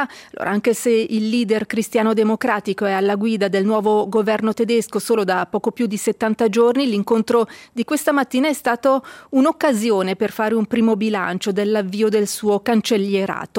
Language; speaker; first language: Italian; native; Italian